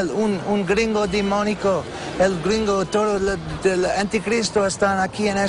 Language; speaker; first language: Spanish; non-native, learner; English